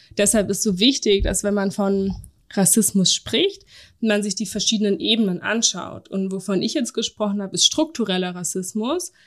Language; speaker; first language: German; native; German